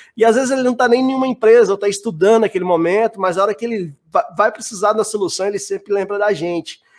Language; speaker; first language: Portuguese; native; Portuguese